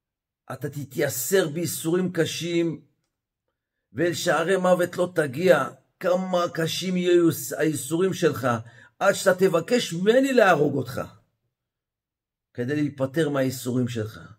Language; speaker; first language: Hebrew; native; Hebrew